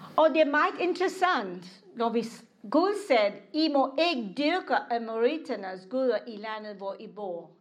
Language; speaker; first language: Danish; non-native, fluent; English